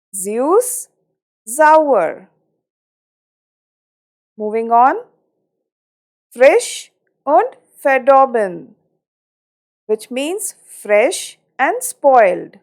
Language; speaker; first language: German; non-native, fluent; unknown